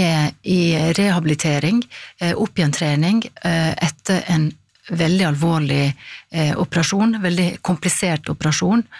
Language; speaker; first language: Norwegian; native; Norwegian